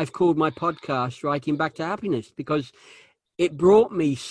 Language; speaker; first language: English; native; English